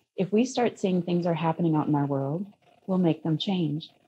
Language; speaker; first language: English; native; English